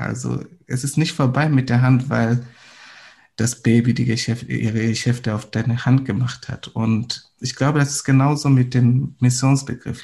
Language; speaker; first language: German; non-native, fluent; Swahili